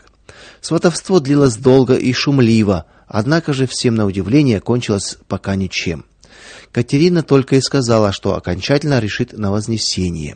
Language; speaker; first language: Russian; native; Russian